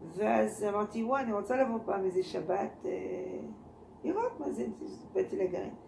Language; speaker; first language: Hebrew; non-native, fluent; French